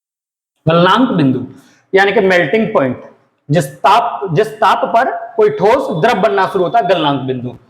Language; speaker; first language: Hindi; native; Hindi